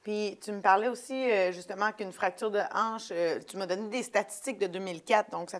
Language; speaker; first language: French; native; French